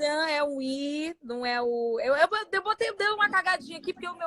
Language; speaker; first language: Portuguese; native; Portuguese